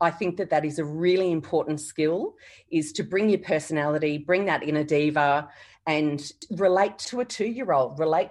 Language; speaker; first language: English; native; English